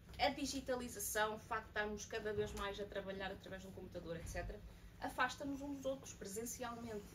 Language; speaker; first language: Portuguese; native; Portuguese